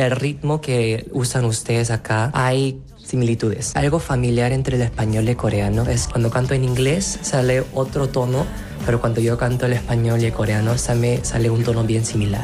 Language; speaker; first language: Spanish; non-native, fluent; Korean